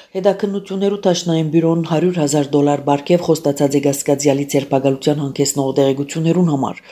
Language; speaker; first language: Armenian; early bilingual, heritage; Armenian